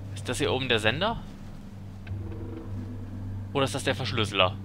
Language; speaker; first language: German; native; German